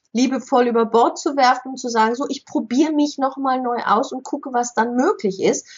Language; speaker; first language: German; native; German